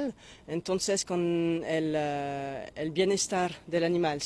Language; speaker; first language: Spanish; non-native, fluent; French